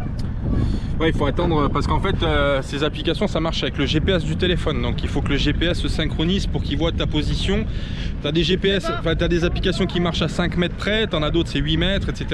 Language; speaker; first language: French; native; French